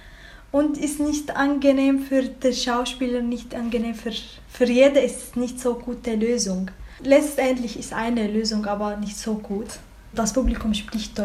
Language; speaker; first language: German; non-native, learner; Arabic